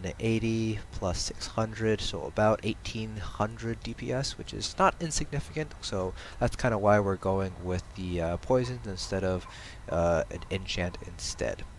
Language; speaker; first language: English; native; English